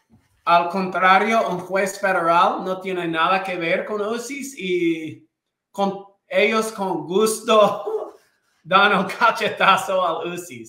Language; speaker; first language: Spanish; non-native, fluent; English